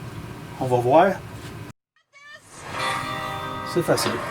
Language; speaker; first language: French; native; French